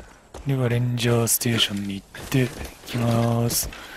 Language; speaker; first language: Japanese; native; Japanese